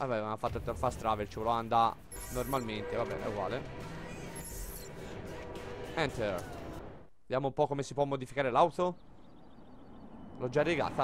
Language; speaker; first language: Italian; native; Italian